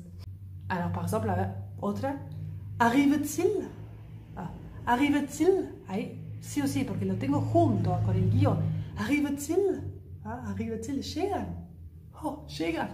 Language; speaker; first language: French; native; French